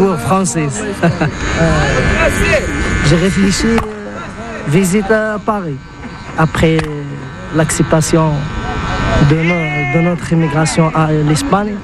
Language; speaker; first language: French; non-native, learner; Arabic